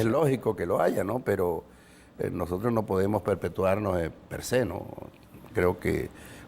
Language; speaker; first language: Spanish; native; Spanish